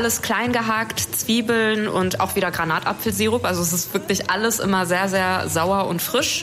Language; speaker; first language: German; early bilingual, other home language; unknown